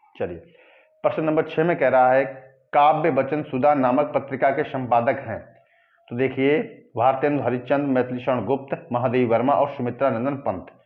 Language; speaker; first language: Hindi; native; Hindi